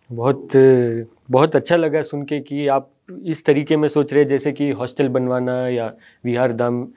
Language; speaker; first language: Hindi; native; Hindi